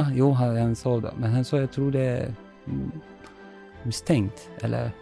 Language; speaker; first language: Swedish; non-native, learner; Arabic